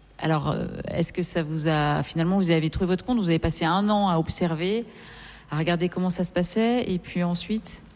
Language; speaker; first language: French; native; French